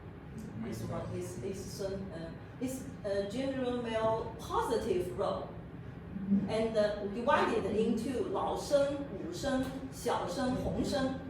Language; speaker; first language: English; non-native, learner; Chinese